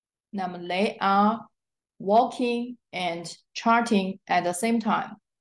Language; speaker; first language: English; non-native, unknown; Chinese